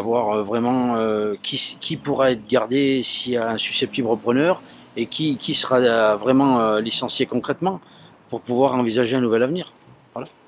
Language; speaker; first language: French; native; French